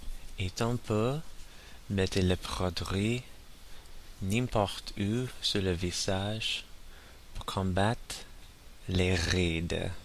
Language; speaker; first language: French; non-native, learner; English